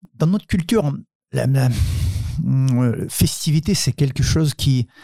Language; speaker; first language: French; non-native, fluent; Ukrainian